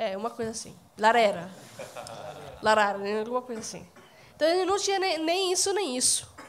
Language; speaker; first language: Portuguese; non-native, fluent; Arabic